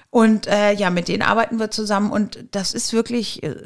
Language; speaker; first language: German; native; German